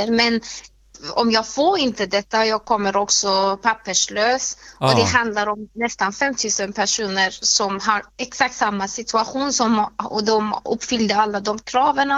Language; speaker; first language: Swedish; non-native, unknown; Persian